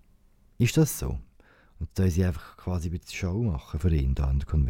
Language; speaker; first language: German; native; German